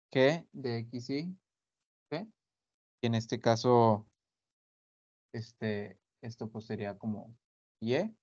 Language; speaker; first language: Spanish; native; Spanish